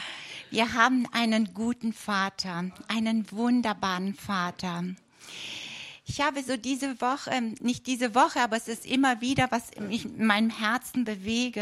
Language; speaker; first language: German; non-native, fluent; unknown